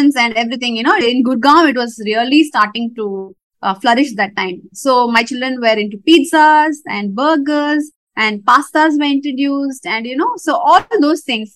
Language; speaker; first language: English; non-native, local second language; Tamil